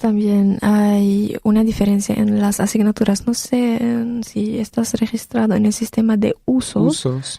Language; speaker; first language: Spanish; non-native, fluent; Arabic